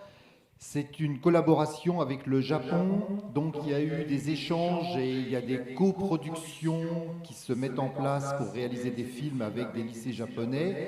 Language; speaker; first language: French; native; French